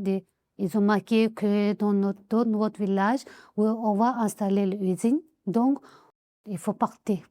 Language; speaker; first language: French; non-native, learner; Tibetan